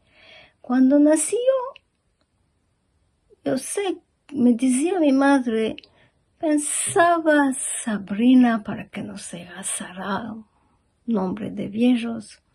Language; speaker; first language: Spanish; early bilingual, heritage; Ladino